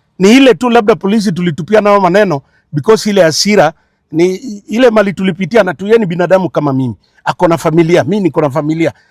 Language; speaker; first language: Swahili; non-native, local second language; Luo (Kenya and Tanzania)